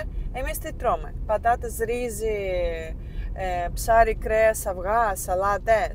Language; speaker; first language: Greek; non-native, fluent; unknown